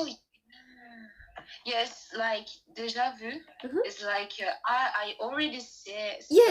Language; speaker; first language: English; non-native, learner; French